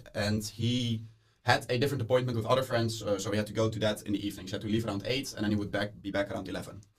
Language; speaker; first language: English; non-native, fluent; Dutch